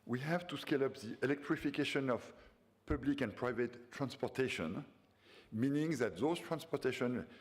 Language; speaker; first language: English; non-native, fluent; French